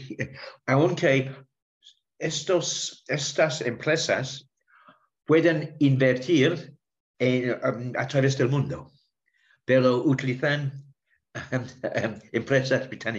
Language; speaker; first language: Spanish; non-native, learner; English